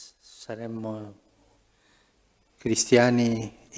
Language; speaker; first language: Italian; non-native, fluent; Spanish